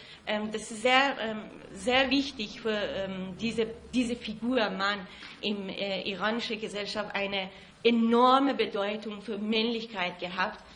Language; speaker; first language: German; non-native, fluent; Persian